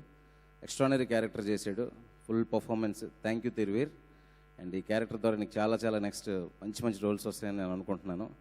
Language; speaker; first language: Telugu; native; Telugu